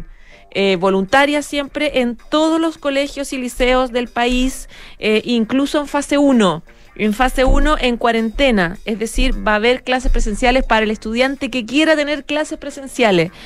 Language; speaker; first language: Spanish; native; Spanish